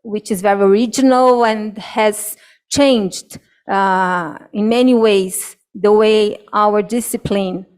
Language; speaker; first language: English; non-native, fluent; Portuguese